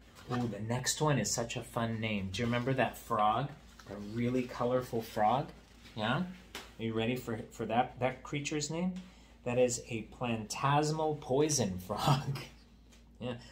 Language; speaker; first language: English; native; English